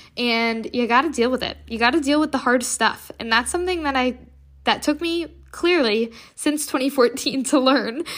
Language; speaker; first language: English; early bilingual, other home language; Portuguese